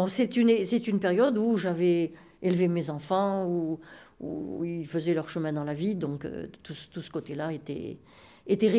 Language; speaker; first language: French; native; French